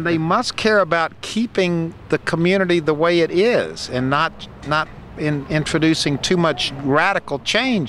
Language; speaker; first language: English; native; English